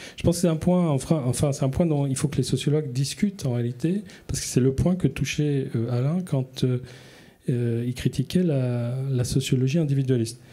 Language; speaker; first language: French; native; French